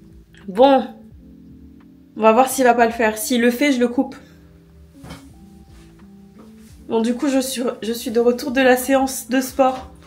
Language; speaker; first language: French; native; French